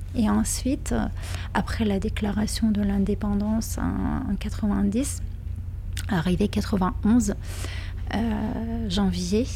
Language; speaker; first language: French; non-native, fluent; Lithuanian